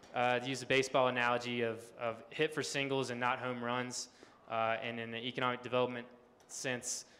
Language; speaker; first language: English; native; English